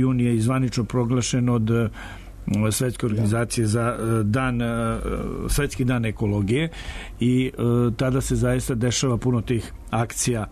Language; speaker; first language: Serbian; native; Serbian